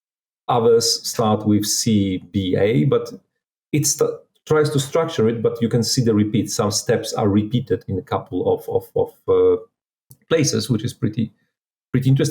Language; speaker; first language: English; non-native, fluent; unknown